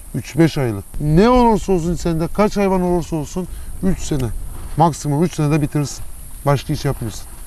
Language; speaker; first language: Turkish; early bilingual, heritage; Turkish